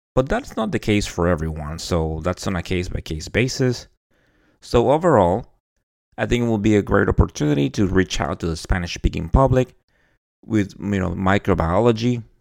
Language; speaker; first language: English; non-native, fluent; Spanish